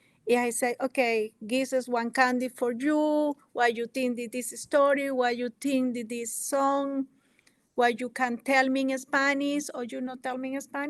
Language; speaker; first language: English; non-native, learner; Spanish